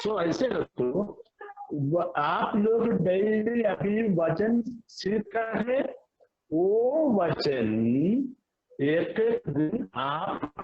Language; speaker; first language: Hindi; non-native, local second language; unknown